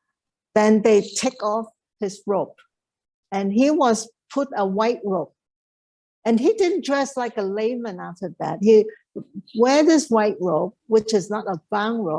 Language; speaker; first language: English; non-native, fluent; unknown